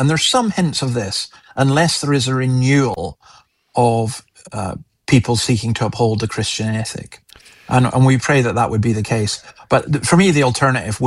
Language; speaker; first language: English; native; English